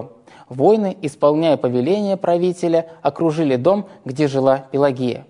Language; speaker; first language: Russian; native; Russian